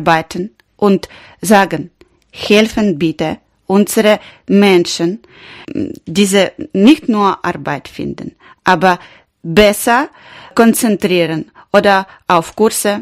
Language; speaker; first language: German; non-native, learner; Ukrainian